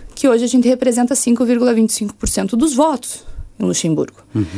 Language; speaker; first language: Portuguese; native; Portuguese